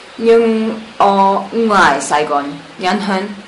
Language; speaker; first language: Vietnamese; non-native, learner; German